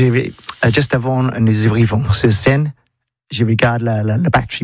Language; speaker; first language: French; non-native, learner; English